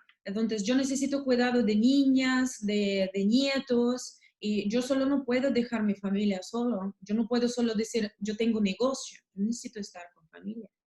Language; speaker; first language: Spanish; non-native, learner; Russian